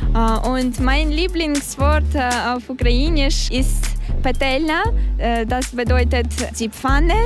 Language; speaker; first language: German; non-native, learner; Ukrainian